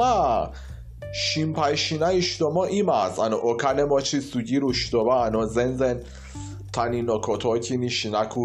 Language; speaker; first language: Japanese; non-native, fluent; Persian